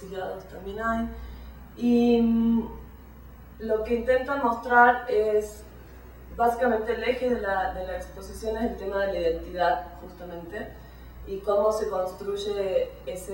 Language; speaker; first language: Spanish; native; Spanish